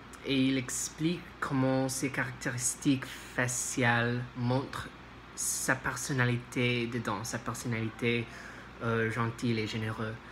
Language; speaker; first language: French; non-native, learner; English